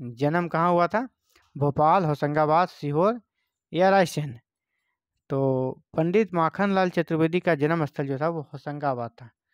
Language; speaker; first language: Hindi; native; Hindi